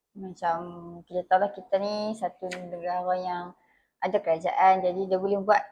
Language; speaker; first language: Malay; native; Malay